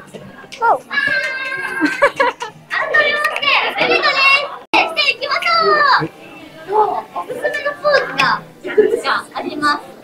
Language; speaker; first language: Japanese; native; Japanese